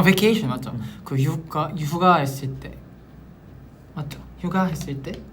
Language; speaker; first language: Korean; non-native, local second language; Filipino